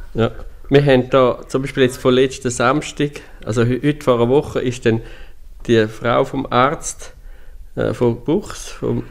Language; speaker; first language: German; native; German